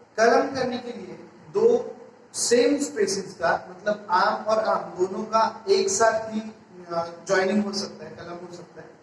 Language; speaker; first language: Hindi; non-native, local second language; Marathi